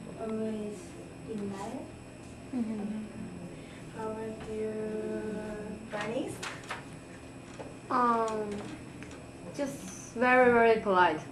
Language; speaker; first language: English; non-native, learner; Japanese